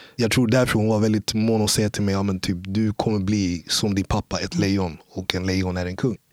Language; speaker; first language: Swedish; early bilingual, other home language; English